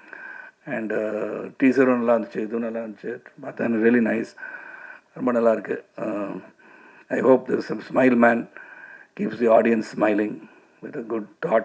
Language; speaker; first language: Tamil; native; Tamil